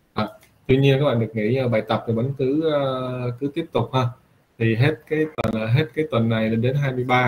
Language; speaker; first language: Vietnamese; native; Vietnamese